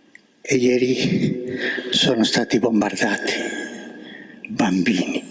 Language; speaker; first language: Italian; non-native, fluent; Spanish